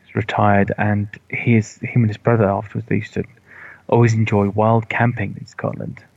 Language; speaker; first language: English; native; English